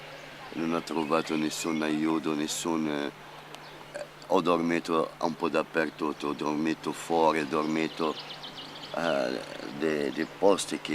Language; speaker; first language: Italian; non-native, fluent; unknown